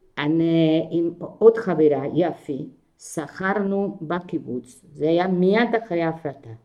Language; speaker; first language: Hebrew; non-native, fluent; Spanish